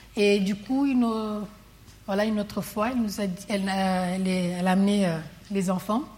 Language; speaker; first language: French; non-native, fluent; Portuguese